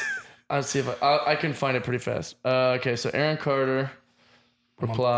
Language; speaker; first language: English; native; English